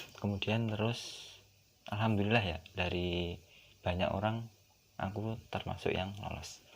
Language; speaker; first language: Indonesian; non-native, local second language; Javanese